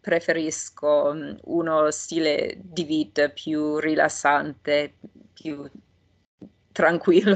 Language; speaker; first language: Italian; non-native, fluent; English